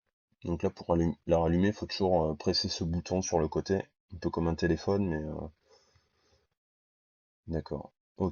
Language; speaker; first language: French; native; French